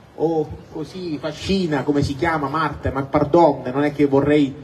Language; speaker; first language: Italian; native; Italian